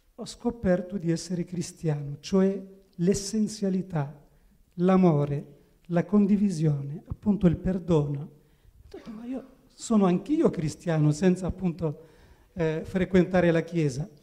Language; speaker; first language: Italian; non-native, fluent; Arabic